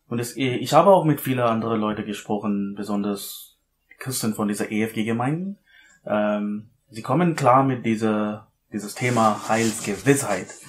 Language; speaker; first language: German; non-native, learner; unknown